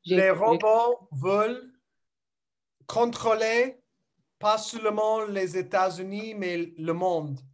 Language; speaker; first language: French; non-native, learner; English